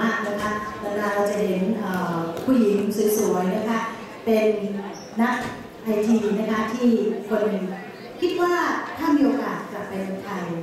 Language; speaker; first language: Thai; native; Thai